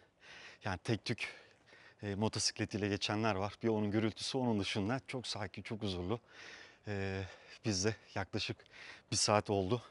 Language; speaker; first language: Turkish; native; Turkish